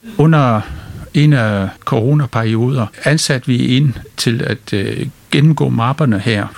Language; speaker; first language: Danish; non-native, fluent; English